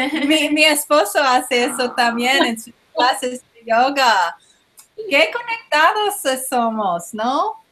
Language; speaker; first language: Spanish; non-native, learner; English